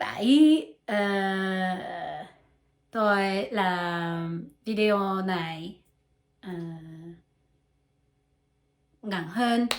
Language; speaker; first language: Vietnamese; non-native, learner; French